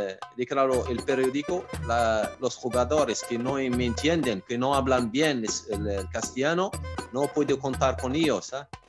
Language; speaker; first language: Spanish; non-native, fluent; Arabic